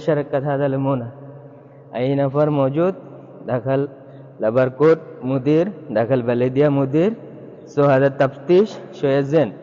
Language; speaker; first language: Arabic; non-native, learner; Bangla